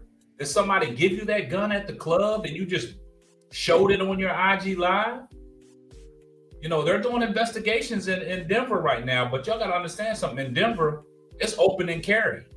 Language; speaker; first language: English; native; English